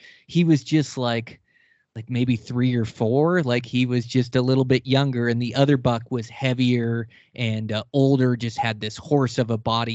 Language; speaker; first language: English; native; English